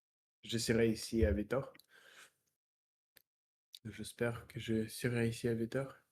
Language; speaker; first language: French; non-native, learner; Russian